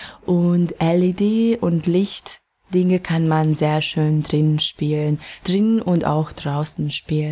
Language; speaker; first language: German; non-native, fluent; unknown